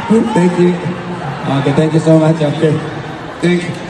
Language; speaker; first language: English; non-native, learner; Korean